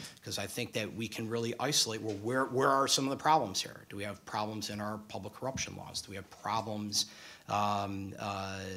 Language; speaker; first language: English; native; English